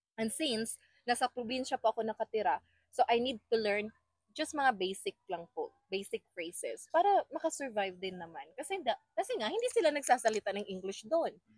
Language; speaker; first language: Filipino; non-native, local second language; Cebuano